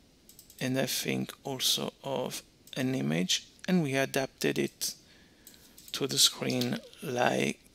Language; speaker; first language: English; non-native, fluent; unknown